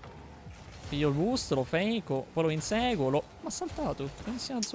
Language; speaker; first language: Italian; native; Italian